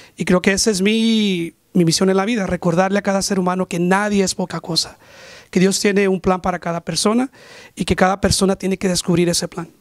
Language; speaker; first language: Spanish; early bilingual, heritage; Spanish